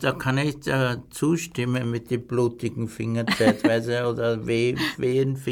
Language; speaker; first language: German; native; German